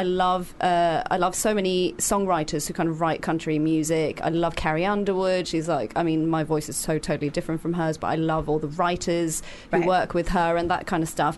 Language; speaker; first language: English; non-native, fluent; Norwegian